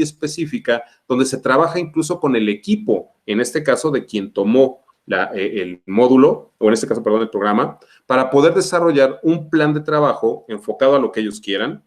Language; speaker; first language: Spanish; native; Spanish